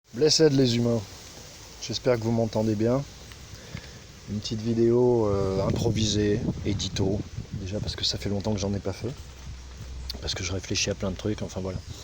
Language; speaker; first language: French; native; French